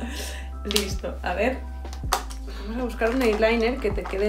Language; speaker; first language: Spanish; native; Spanish